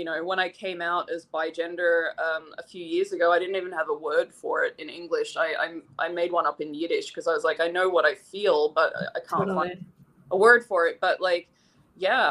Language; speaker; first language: English; native; English